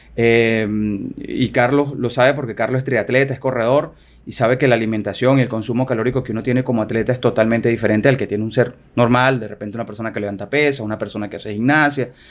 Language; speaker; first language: Spanish; native; Spanish